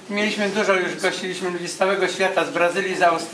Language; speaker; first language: Polish; native; Polish